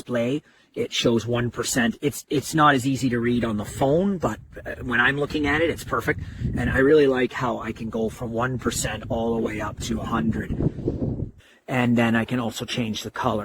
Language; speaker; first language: English; native; English